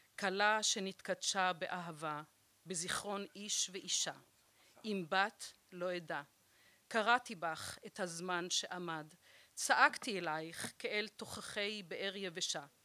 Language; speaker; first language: Hebrew; early bilingual, other home language; Arabic